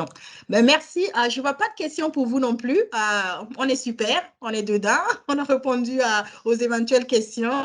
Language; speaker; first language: French; native; French